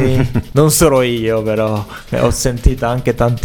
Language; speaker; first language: Italian; non-native, learner; Japanese